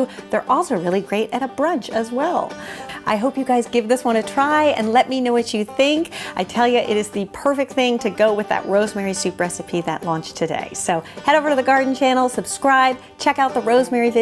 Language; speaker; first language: English; native; English